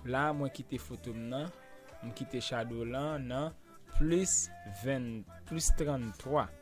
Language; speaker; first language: French; non-native, learner; Haitian Creole